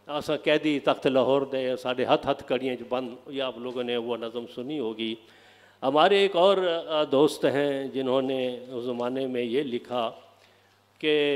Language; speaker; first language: Urdu; non-native, local second language; Saraiki